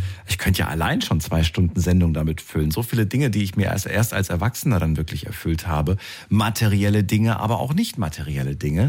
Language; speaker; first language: German; native; German